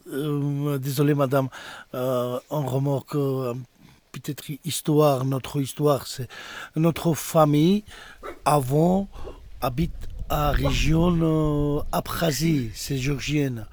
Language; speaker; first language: French; non-native, learner; Georgian